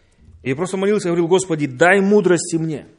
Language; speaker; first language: Polish; non-native, learner; Russian